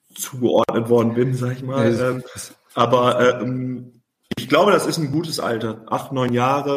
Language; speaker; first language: German; native; German